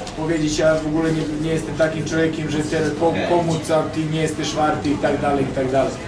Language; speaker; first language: Polish; non-native, fluent; Serbian